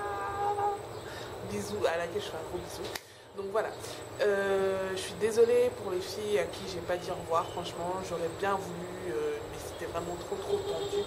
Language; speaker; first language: French; non-native, local second language; Wolof